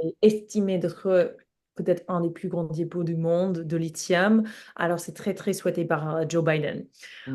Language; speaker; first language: French; non-native, fluent; English